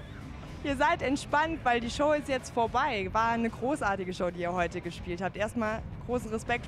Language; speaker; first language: German; native; German